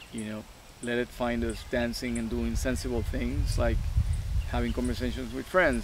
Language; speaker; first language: English; non-native, fluent; Spanish